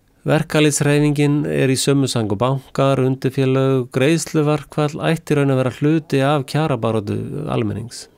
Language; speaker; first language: Icelandic; native; Icelandic